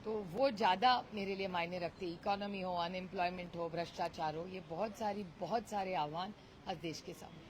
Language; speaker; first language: Hindi; non-native, local second language; Marathi